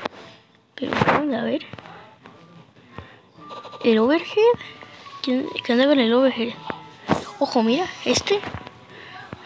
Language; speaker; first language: Spanish; native; Spanish